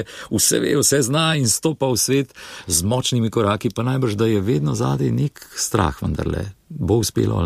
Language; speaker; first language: Slovenian; native; Slovenian